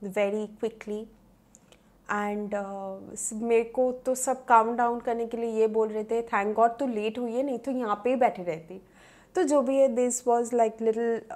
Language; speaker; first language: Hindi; non-native, local second language; Bangla